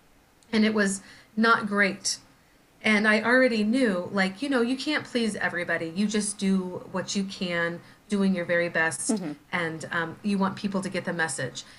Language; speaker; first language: English; native; English